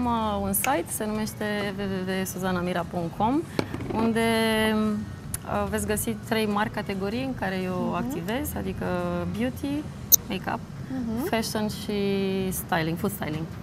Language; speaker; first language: Romanian; native; Romanian